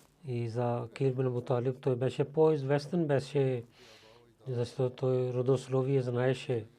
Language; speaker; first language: Bulgarian; non-native, learner; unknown